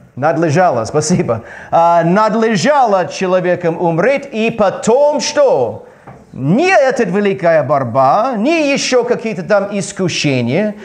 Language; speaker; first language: Russian; non-native, learner; English